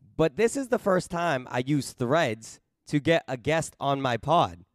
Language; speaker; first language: English; native; English